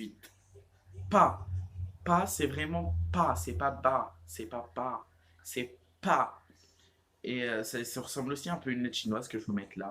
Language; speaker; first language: French; native; French